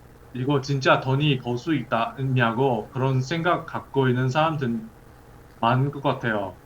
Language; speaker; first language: Korean; early bilingual, heritage; English